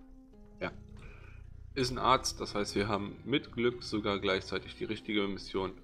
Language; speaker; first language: German; native; German